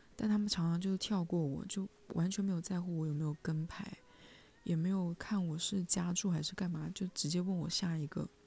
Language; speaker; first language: Chinese; native; Chinese